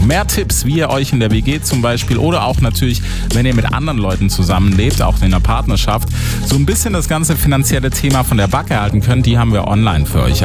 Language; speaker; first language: German; native; German